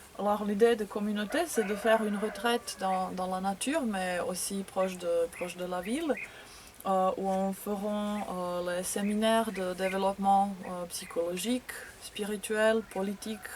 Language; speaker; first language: French; non-native, fluent; Croatian